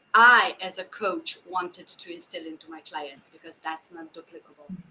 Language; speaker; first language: English; non-native, fluent; Slovenian